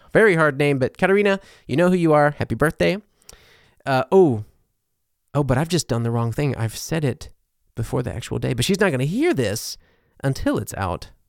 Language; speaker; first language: English; native; English